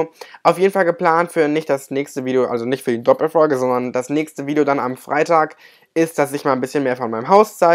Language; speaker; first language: German; native; German